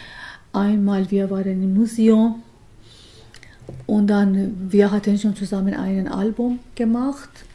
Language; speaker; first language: German; non-native, learner; Persian